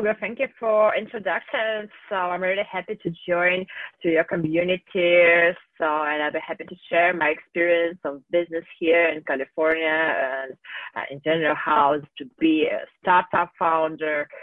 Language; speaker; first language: English; non-native, fluent; Russian